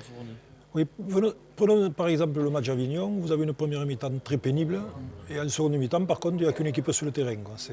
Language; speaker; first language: French; native; French